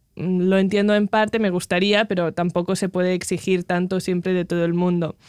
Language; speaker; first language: Spanish; non-native, local second language; Catalan